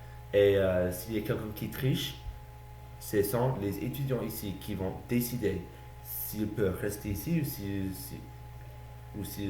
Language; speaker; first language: French; non-native, learner; English